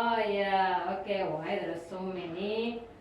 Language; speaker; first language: English; non-native, fluent; Indonesian